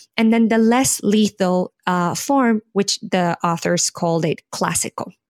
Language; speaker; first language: English; non-native, fluent; Spanish